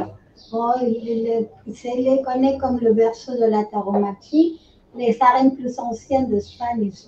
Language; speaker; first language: French; non-native, fluent; Spanish